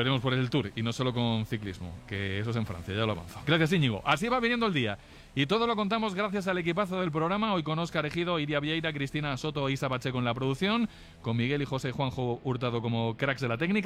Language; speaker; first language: Spanish; native; Spanish